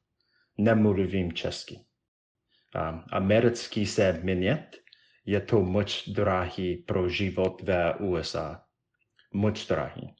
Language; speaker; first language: Czech; non-native, learner; English